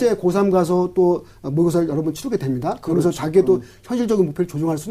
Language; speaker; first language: Korean; native; Korean